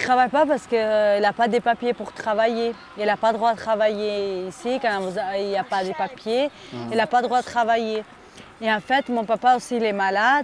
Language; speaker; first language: French; non-native, learner; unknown